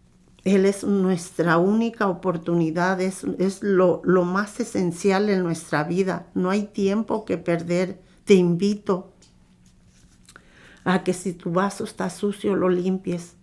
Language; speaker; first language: Spanish; native; Spanish